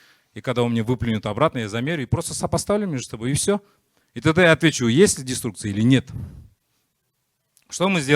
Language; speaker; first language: Russian; native; Russian